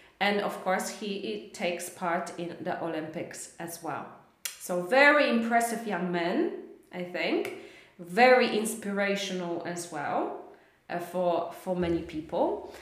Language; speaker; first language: English; non-native, fluent; Polish